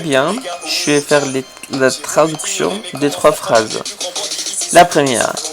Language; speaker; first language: French; non-native, fluent; Spanish